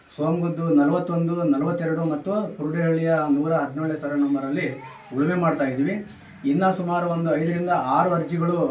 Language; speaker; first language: Kannada; non-native, local second language; Lambadi